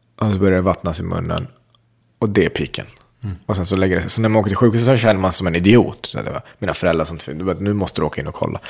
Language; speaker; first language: Swedish; early bilingual, other home language; Central Kurdish